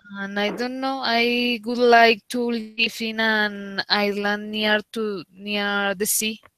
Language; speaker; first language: English; non-native, learner; Spanish